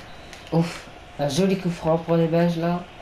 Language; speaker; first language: French; native; French